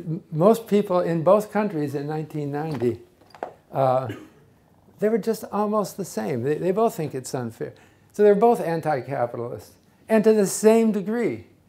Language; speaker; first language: English; native; English